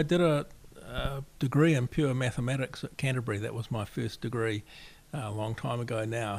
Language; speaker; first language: English; native; English